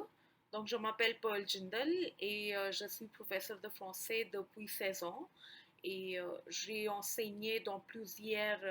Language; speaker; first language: French; non-native, fluent; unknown